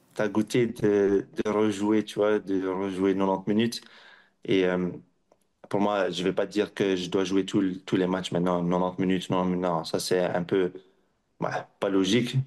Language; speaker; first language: French; non-native, local second language; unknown